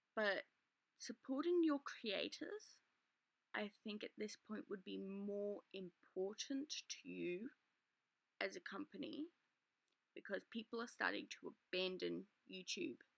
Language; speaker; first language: English; native; English